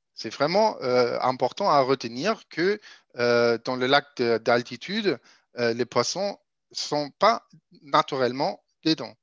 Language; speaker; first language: French; non-native, fluent; German